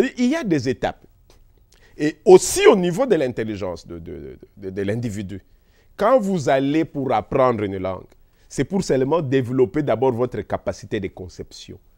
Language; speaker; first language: French; non-native, local second language; Kongo